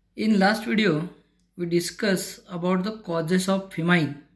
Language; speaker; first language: English; non-native, local second language; Marathi